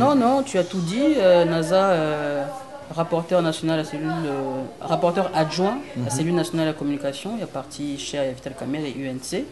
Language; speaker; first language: French; non-native, local second language; Lingala